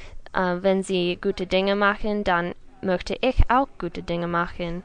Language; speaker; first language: German; non-native, learner; English